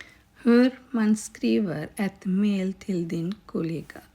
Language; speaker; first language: Swedish; non-native, learner; Urdu